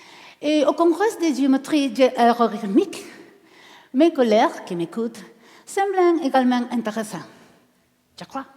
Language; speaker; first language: French; non-native, learner; Spanish